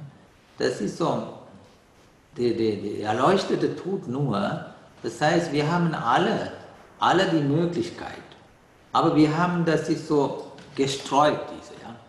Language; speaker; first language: German; non-native, learner; Sinhala